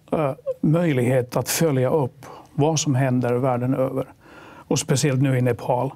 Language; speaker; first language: Swedish; non-native, local second language; Finnish